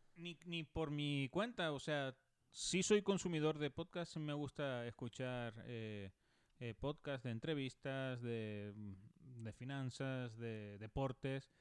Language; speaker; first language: Spanish; native; Spanish